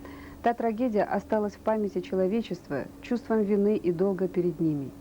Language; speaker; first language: Russian; native; Russian